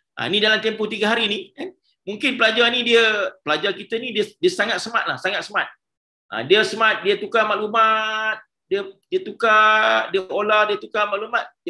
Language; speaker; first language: Malay; native; Malay